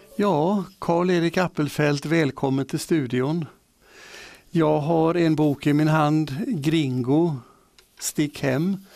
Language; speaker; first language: Swedish; native; Swedish